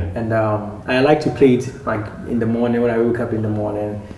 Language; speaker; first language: English; non-native, local second language; Akan